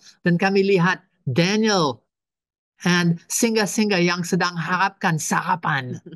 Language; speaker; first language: Indonesian; non-native, fluent; English